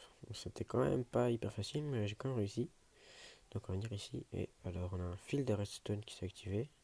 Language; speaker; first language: French; native; French